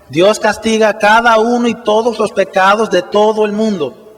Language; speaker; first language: Spanish; native; Spanish